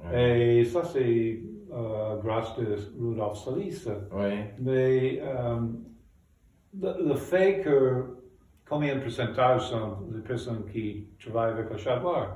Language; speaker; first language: French; non-native, fluent; English